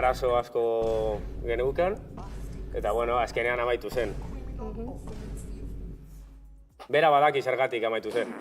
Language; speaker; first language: Basque; non-native, local second language; Spanish